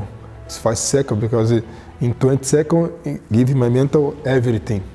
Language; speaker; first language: English; non-native, learner; Portuguese